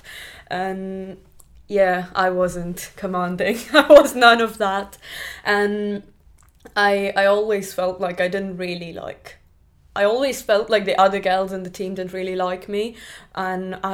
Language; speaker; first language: English; non-native, local second language; Marathi